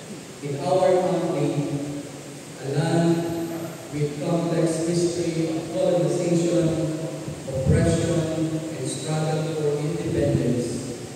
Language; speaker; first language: English; non-native, local second language; Filipino